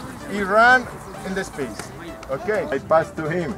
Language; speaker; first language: English; non-native, learner; Italian